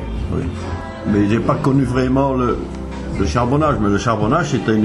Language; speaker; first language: French; native; French